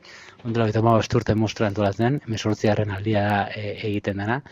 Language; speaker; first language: Basque; native; Basque